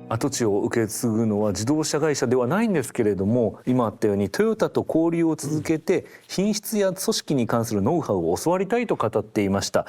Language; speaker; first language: Japanese; native; Japanese